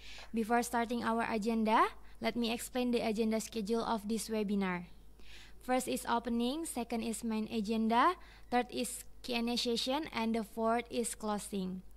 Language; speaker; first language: English; non-native, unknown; Indonesian